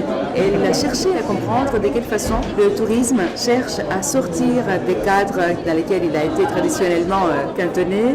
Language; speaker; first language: French; native; French